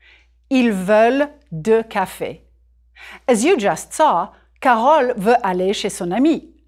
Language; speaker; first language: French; non-native, fluent; English